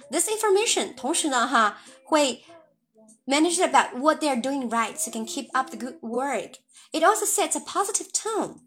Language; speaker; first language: English; non-native, fluent; Chinese